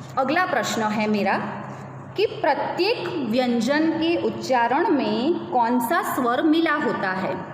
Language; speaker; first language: Hindi; non-native, local second language; Gujarati